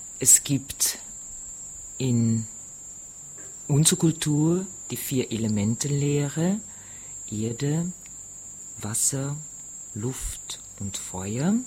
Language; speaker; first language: German; non-native, fluent; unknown